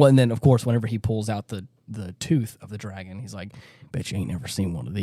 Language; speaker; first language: English; native; English